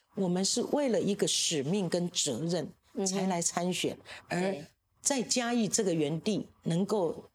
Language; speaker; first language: Chinese; native; Chinese